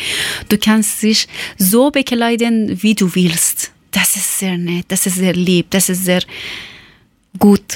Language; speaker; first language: German; non-native, learner; Persian